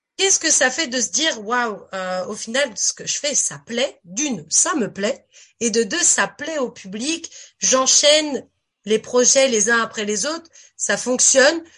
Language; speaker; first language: French; native; French